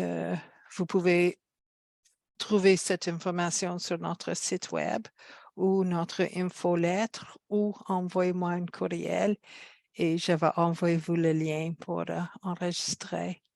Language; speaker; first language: French; non-native, fluent; English